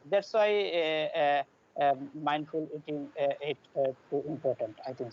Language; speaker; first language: English; non-native, learner; Bangla